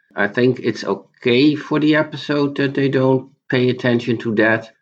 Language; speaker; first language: English; non-native, fluent; Dutch